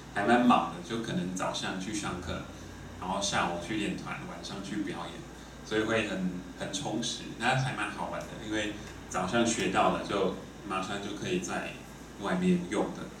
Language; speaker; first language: Chinese; non-native, fluent; English